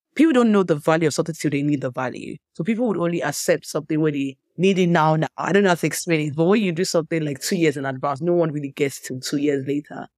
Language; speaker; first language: English; non-native, local second language; Yoruba